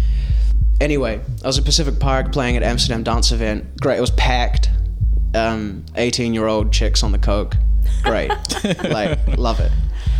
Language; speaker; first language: English; native; English